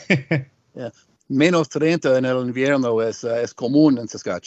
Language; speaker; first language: Spanish; non-native, learner; English